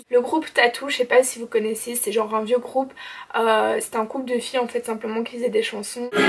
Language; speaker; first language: French; native; French